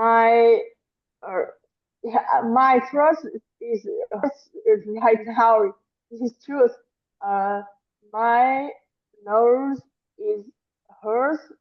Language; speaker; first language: English; non-native, learner; Vietnamese